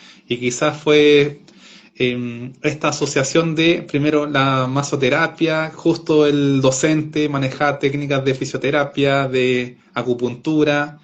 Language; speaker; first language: Spanish; native; Spanish